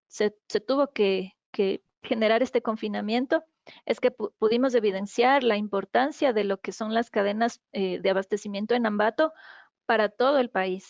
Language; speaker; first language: Spanish; native; Spanish